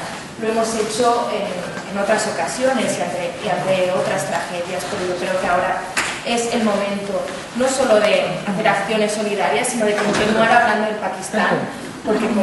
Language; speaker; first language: Spanish; native; Spanish